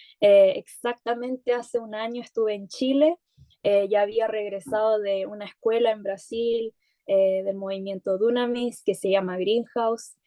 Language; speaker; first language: Spanish; native; Spanish